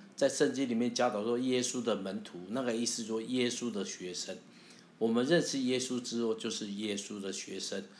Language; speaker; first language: Chinese; native; Chinese